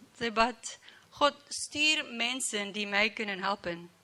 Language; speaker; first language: Dutch; non-native, learner; English